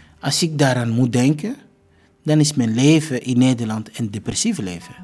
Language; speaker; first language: Dutch; non-native, fluent; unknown